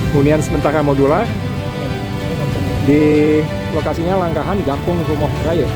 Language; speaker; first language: Indonesian; non-native, local second language; Achinese